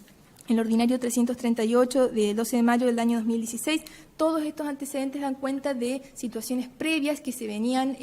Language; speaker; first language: Spanish; native; Spanish